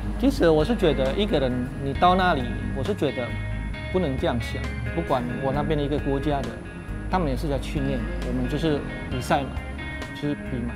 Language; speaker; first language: Chinese; non-native, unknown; Indonesian